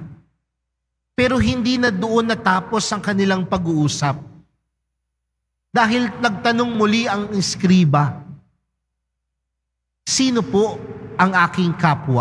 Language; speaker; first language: Filipino; native; Filipino